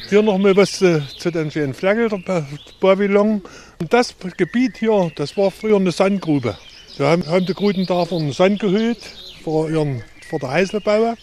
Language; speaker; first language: German; native; German